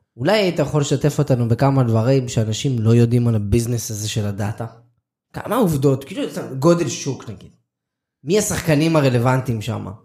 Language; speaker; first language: Hebrew; native; Hebrew